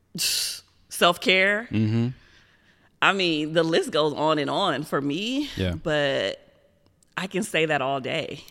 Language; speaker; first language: English; native; English